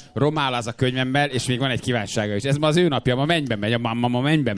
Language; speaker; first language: Hungarian; native; Hungarian